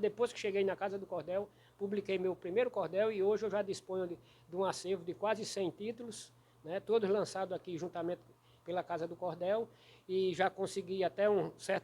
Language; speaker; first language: Portuguese; native; Portuguese